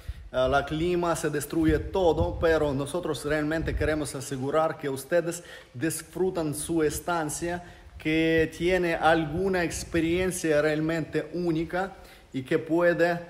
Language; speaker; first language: Spanish; non-native, fluent; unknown